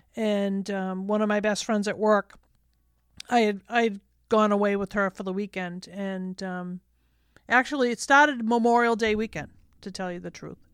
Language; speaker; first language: English; native; English